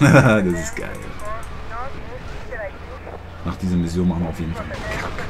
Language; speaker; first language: German; native; German